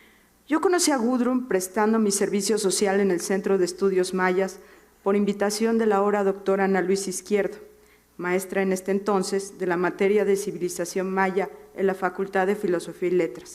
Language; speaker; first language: Spanish; native; Spanish